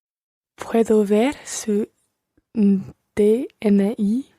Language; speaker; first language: Spanish; non-native, learner; English